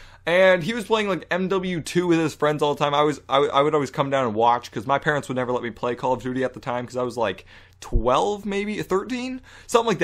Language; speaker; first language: English; native; English